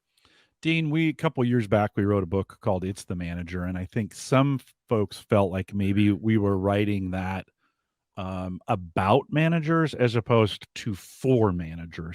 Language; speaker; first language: English; native; English